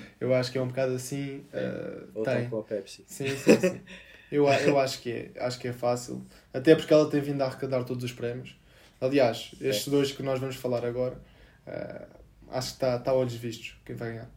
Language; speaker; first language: Portuguese; native; Portuguese